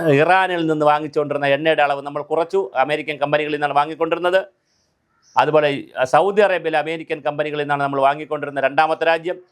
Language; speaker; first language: Malayalam; native; Malayalam